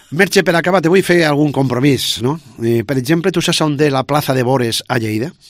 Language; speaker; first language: Catalan; native; Catalan